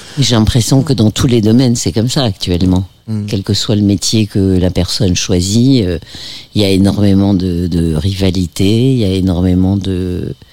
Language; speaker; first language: French; early bilingual, heritage; French